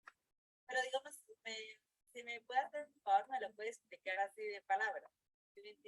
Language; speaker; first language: Spanish; native; Spanish